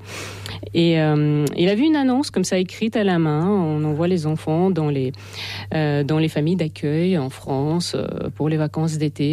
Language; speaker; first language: French; non-native, fluent; Russian